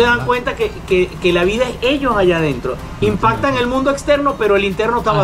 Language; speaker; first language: Spanish; native; Spanish